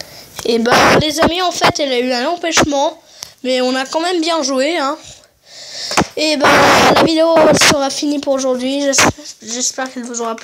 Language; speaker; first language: French; native; French